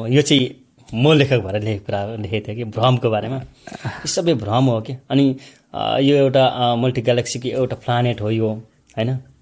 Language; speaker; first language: Nepali; native; Nepali